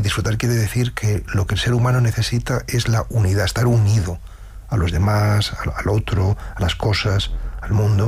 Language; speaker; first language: Spanish; native; Spanish